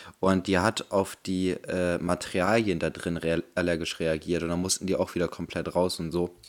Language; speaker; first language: German; native; German